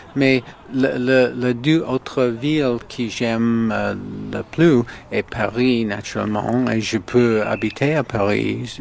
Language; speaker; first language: French; non-native, learner; English